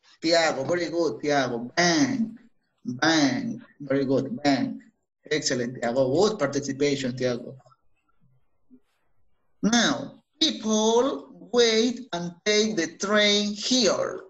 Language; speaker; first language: English; non-native, fluent; Spanish